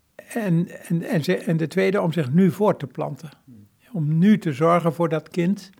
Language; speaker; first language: Dutch; native; Dutch